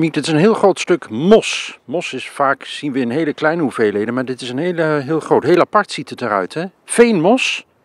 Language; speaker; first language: Dutch; native; Dutch